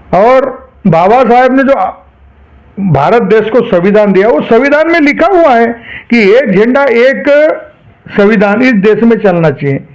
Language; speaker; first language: Hindi; non-native, local second language; Marathi